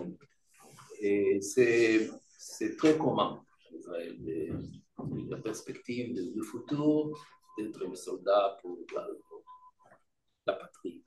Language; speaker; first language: French; non-native, fluent; Hebrew